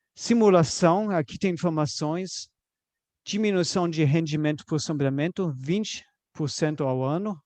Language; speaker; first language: Portuguese; non-native, fluent; German